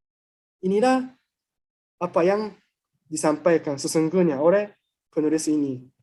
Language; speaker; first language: Indonesian; non-native, fluent; Japanese